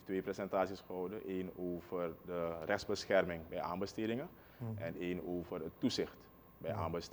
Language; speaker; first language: Dutch; native; Dutch